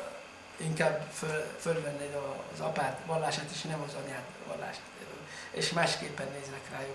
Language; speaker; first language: Hungarian; non-native, fluent; Arabic